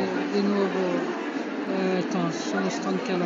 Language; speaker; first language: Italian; non-native, learner; French